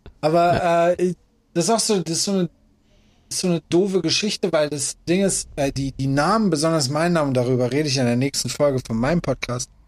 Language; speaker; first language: German; early bilingual, other home language; Persian